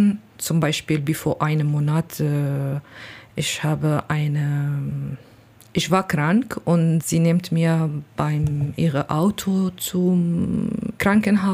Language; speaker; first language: German; non-native, learner; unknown